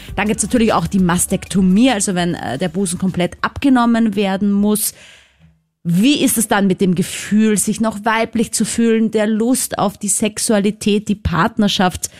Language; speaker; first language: German; native; German